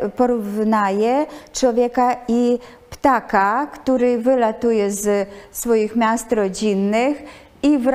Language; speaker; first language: Polish; non-native, fluent; Ukrainian